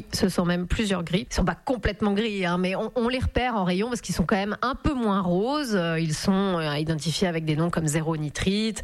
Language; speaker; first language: French; native; French